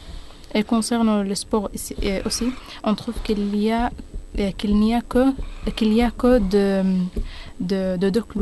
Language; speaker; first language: French; non-native, learner; Arabic